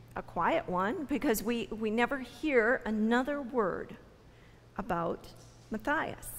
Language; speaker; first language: English; native; English